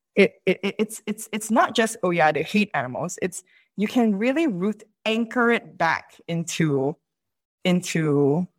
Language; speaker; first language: English; native; English